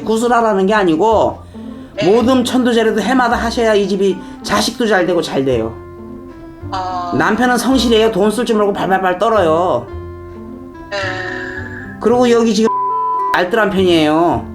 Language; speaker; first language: Korean; native; Korean